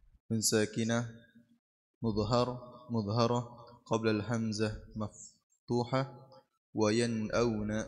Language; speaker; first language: Arabic; non-native, learner; Indonesian